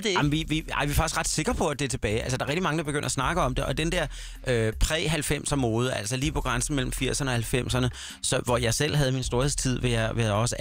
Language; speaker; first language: Danish; native; Danish